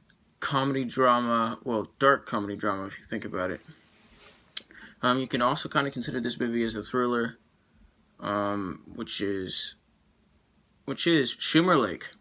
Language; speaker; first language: English; native; English